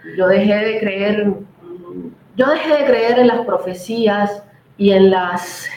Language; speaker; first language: Spanish; native; Spanish